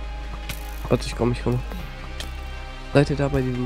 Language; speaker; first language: German; native; German